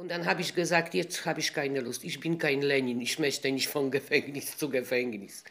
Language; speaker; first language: German; non-native, fluent; Polish